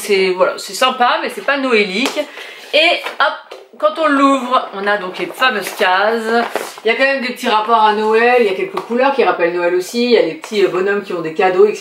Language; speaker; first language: French; native; French